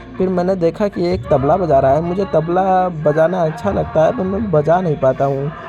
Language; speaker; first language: Hindi; native; Hindi